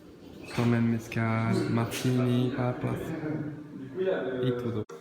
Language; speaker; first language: Spanish; non-native, learner; French